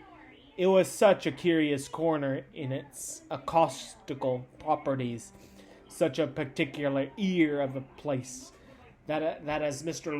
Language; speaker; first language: English; native; English